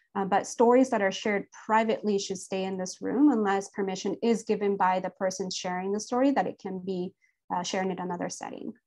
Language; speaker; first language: English; native; English